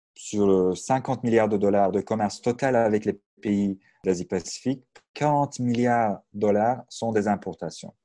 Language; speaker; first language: French; non-native, fluent; Turkish